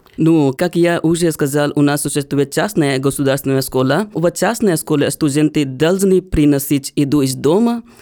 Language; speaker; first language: Russian; non-native, learner; Hindi